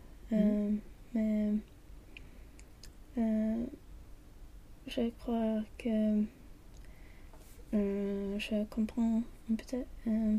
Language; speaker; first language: French; non-native, learner; Swedish